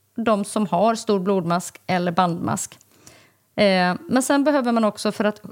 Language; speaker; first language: Swedish; native; Swedish